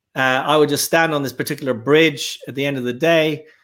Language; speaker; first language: English; native; English